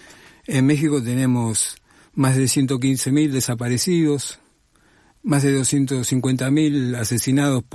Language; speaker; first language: Spanish; native; Spanish